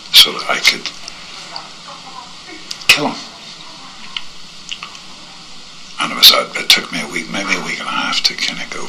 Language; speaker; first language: English; native; English